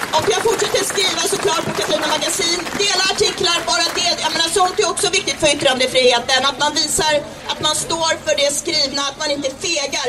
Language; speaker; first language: Swedish; early bilingual, other home language; Czech